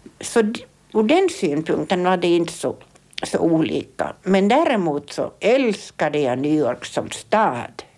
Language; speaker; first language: Swedish; native; Swedish